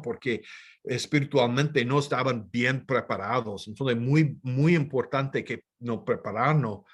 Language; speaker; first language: Spanish; non-native, fluent; English